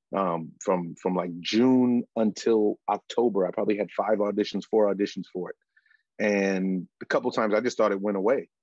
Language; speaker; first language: English; native; English